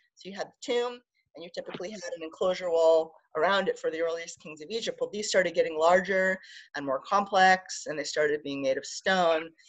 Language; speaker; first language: English; native; English